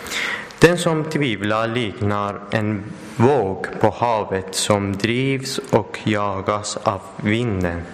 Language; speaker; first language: Swedish; non-native, learner; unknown